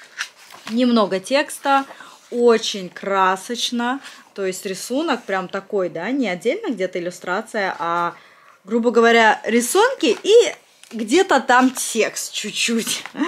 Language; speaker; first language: Russian; native; Russian